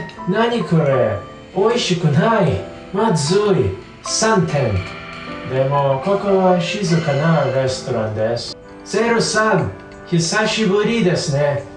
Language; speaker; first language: Japanese; non-native, learner; English